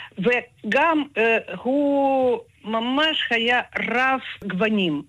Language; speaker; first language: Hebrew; non-native, fluent; Russian